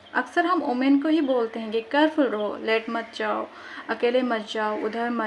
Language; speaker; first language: Hindi; native; Hindi